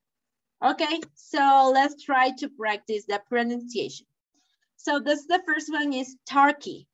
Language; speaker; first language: English; non-native, fluent; Spanish